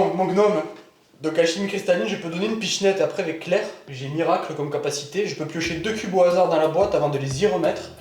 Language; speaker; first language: French; native; French